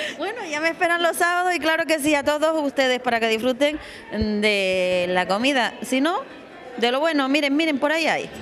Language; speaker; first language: Spanish; native; Spanish